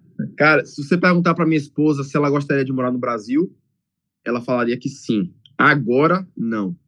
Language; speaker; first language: Portuguese; native; Portuguese